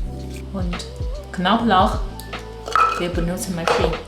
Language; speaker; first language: German; non-native, learner; Chinese